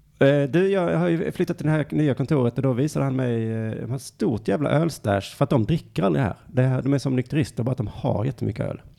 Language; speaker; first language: Swedish; native; Swedish